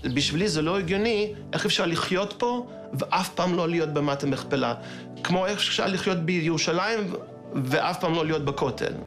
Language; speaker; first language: Hebrew; non-native, fluent; English